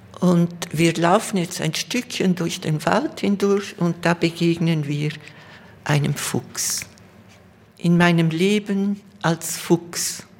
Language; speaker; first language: German; non-native, local second language; Romansh